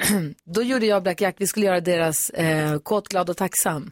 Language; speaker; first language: Swedish; native; Swedish